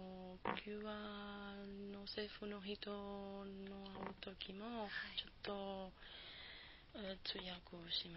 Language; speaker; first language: Japanese; non-native, learner; Spanish